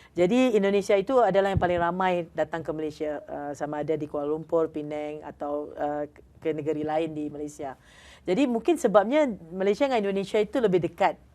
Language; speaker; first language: Malay; native; Malay